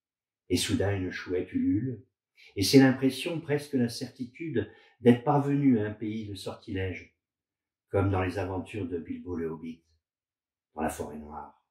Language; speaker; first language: French; native; French